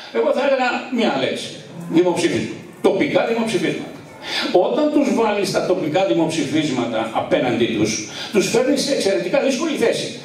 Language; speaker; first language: Greek; native; Greek